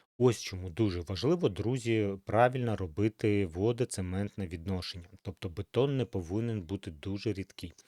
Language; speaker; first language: Ukrainian; native; Ukrainian